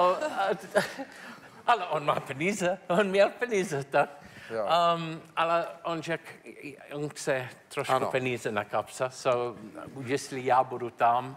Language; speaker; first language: Czech; non-native, learner; English